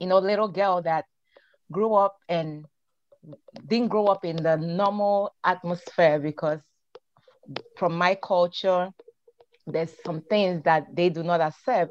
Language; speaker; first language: English; non-native, local second language; Igbo